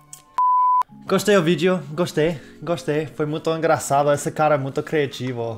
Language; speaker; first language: Portuguese; non-native, learner; English